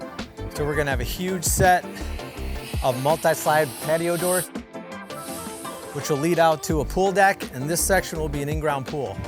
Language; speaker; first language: English; native; English